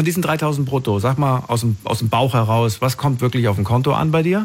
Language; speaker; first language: German; native; German